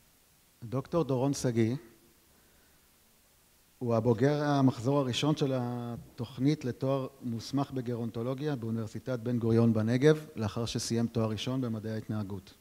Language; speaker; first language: Hebrew; native; Hebrew